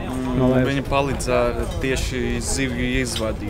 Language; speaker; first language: Latvian; non-native, local second language; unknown